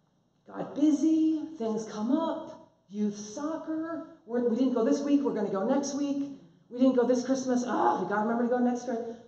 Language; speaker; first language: English; native; English